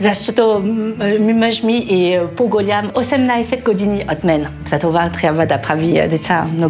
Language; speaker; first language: Bulgarian; non-native, learner; French